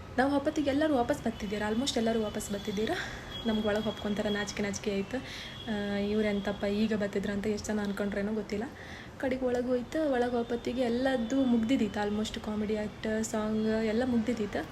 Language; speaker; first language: Kannada; native; Kannada